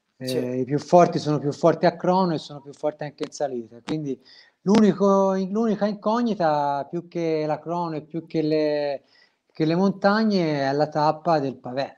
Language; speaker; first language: Italian; native; Italian